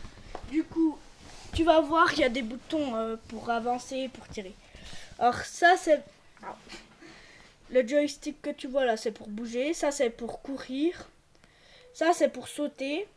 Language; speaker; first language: French; native; French